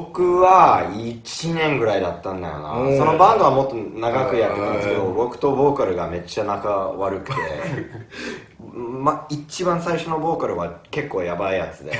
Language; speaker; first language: Japanese; non-native, fluent; English